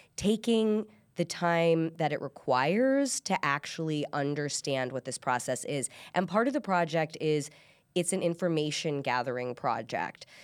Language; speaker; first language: English; early bilingual, other home language; Persian